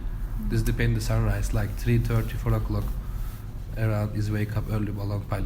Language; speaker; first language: English; non-native, learner; Turkish